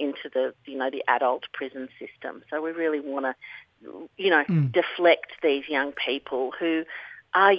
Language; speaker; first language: English; native; English